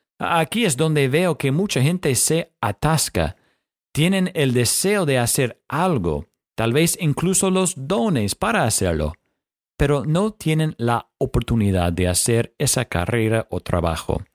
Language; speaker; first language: Spanish; non-native, fluent; English